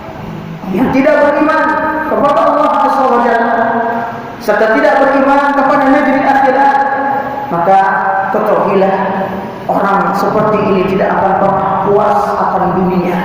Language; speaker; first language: Indonesian; native; Indonesian